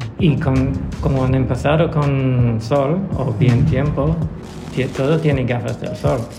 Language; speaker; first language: Spanish; non-native, learner; English